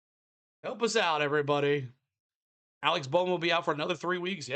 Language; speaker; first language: English; native; English